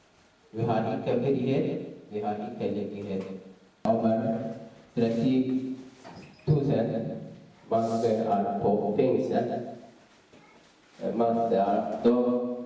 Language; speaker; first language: Norwegian; non-native, learner; Oromo